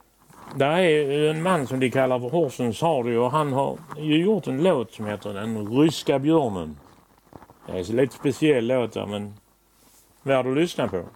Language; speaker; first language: Swedish; native; Swedish